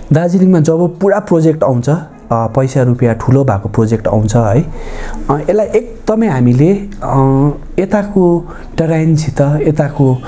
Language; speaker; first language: Nepali; native; Nepali